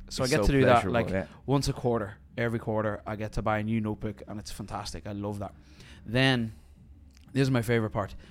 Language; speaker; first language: English; native; English